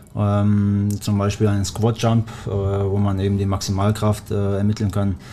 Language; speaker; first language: German; early bilingual, other home language; Albanian